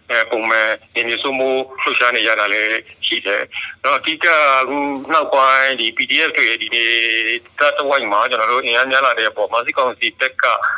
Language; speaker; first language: Burmese; native; Burmese